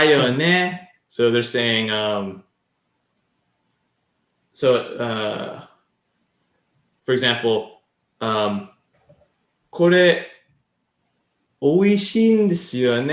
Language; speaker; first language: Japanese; non-native, learner; English